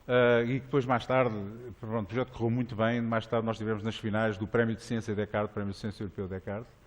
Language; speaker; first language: Portuguese; native; Portuguese